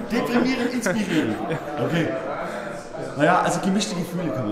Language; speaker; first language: German; native; German